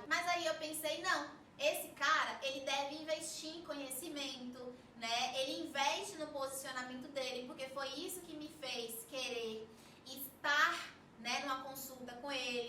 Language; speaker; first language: Portuguese; native; Portuguese